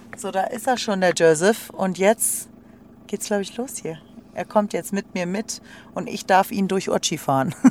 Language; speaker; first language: German; native; German